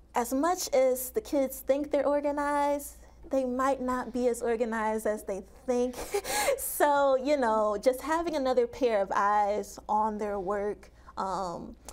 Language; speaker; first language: English; native; English